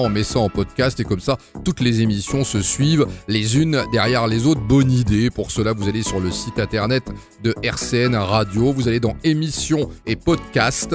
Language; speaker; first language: French; native; French